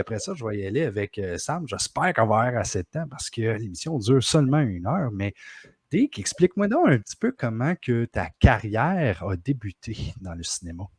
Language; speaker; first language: French; native; French